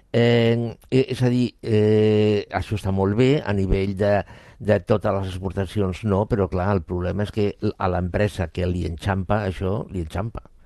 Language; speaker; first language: Catalan; non-native, local second language; Spanish